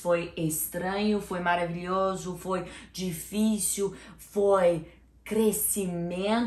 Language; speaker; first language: Portuguese; non-native, learner; English